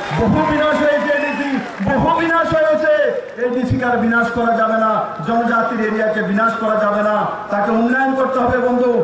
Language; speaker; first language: Bangla; native; Bangla